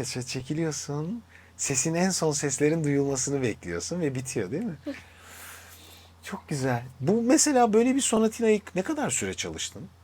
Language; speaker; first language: Turkish; native; Turkish